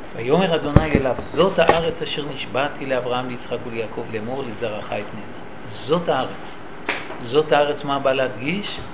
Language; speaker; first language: Hebrew; native; Hebrew